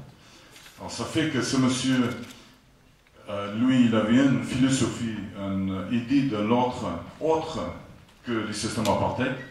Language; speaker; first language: French; non-native, fluent; Afrikaans